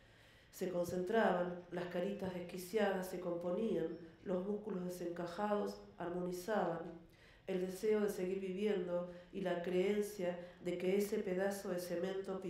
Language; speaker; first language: Spanish; native; Spanish